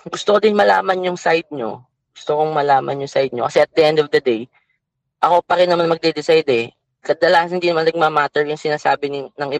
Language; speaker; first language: English; non-native, local second language; Filipino